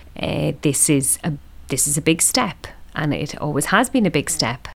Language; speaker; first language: English; native; English